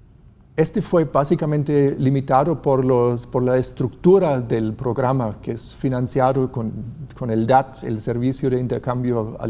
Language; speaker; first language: Spanish; non-native, fluent; German